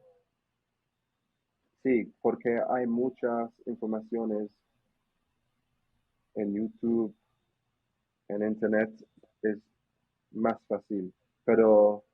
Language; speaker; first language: Spanish; non-native, learner; English